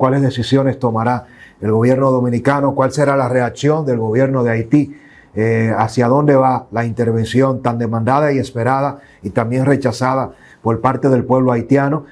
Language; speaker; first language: Spanish; native; Spanish